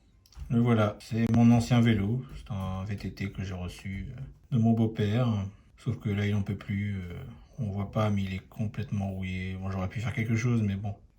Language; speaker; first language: French; native; French